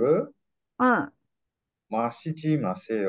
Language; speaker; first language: Korean; non-native, learner; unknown